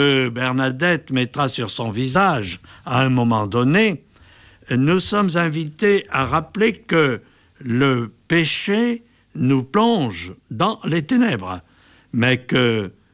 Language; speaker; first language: French; native; French